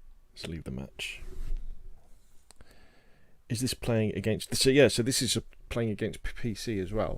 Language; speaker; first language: English; native; English